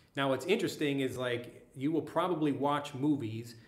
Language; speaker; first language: English; native; English